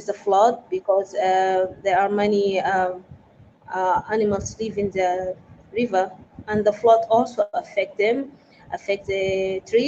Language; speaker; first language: English; non-native, fluent; Arabic